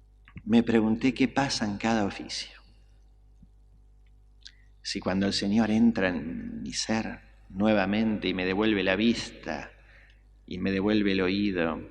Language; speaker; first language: Spanish; native; Spanish